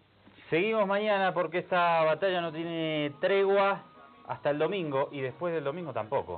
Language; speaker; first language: Spanish; native; Spanish